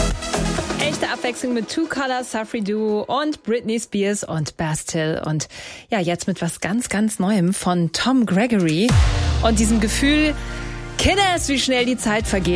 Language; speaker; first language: German; native; German